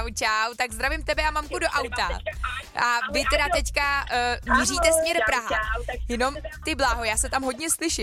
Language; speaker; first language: Czech; native; Czech